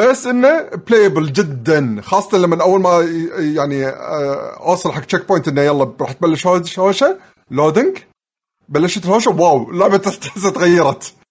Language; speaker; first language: Arabic; native; Arabic